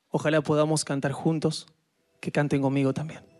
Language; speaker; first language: Spanish; native; Spanish